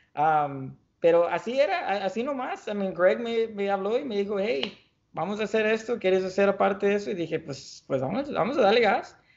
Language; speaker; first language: Spanish; early bilingual, heritage; Spanish